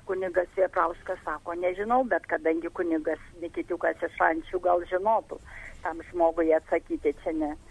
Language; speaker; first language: Lithuanian; native; Lithuanian